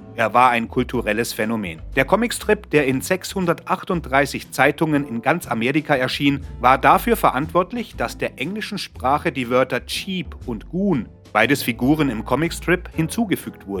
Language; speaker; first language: German; native; German